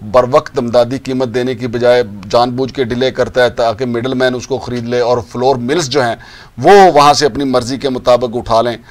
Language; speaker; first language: Urdu; non-native, local second language; Punjabi